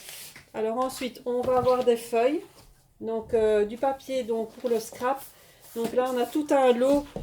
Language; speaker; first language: French; native; French